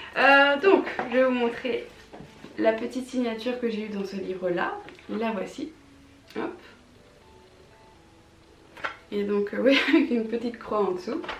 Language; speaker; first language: French; native; French